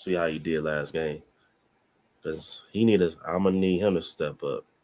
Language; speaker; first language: English; native; English